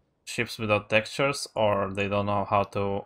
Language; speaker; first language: English; non-native, fluent; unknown